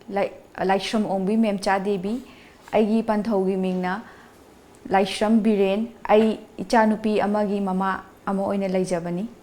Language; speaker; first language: Manipuri; native; Manipuri